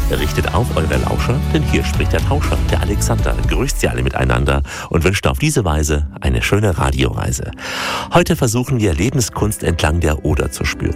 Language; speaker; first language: German; native; German